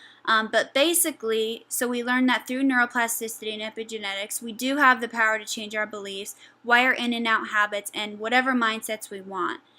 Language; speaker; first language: English; native; English